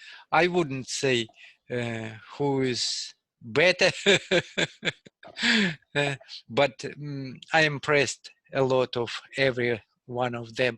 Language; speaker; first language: English; non-native, learner; Russian